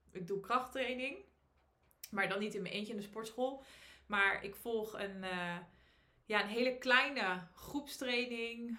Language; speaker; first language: Dutch; native; Dutch